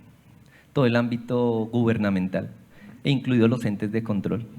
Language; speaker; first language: Spanish; native; Spanish